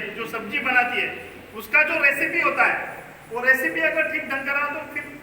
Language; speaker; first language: Hindi; non-native, local second language; Marathi